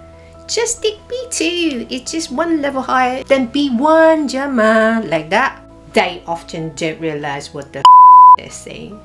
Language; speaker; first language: English; non-native, fluent; Cantonese